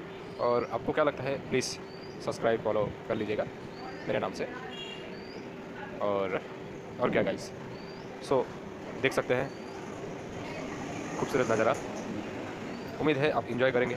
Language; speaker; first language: Hindi; non-native, local second language; Bangla